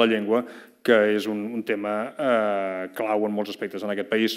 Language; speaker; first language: Catalan; native; Catalan